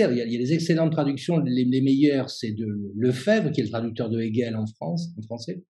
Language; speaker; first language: French; native; French